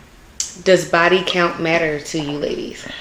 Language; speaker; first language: English; native; English